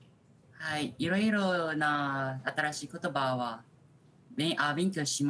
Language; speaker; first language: Japanese; non-native, learner; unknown